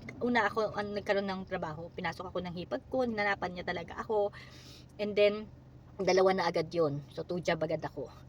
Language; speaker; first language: Filipino; native; Filipino